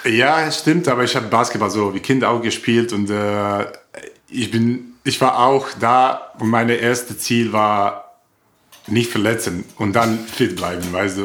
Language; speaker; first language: German; non-native, learner; Croatian